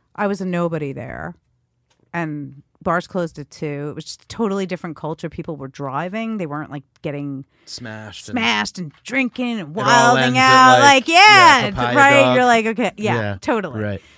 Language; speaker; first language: English; native; English